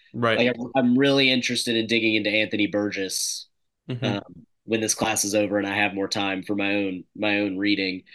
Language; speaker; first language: English; native; English